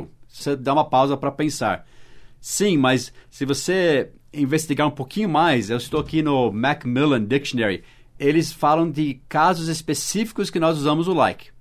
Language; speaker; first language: Portuguese; early bilingual, other home language; English